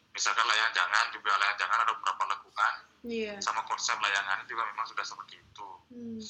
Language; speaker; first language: Indonesian; native; Indonesian